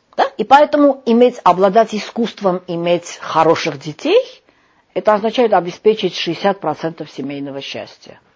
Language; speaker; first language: Russian; non-native, local second language; Armenian